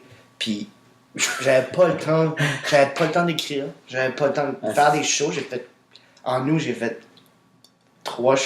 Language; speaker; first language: French; native; French